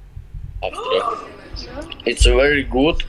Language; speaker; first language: English; non-native, learner; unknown